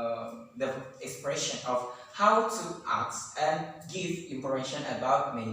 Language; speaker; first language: English; non-native, learner; Indonesian